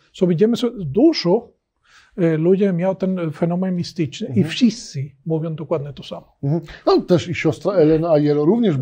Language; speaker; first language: Polish; non-native, learner; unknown